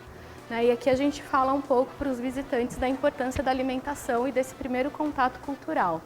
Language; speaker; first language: Portuguese; native; Portuguese